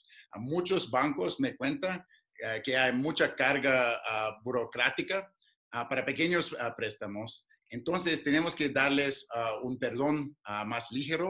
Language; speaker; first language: Spanish; non-native, fluent; English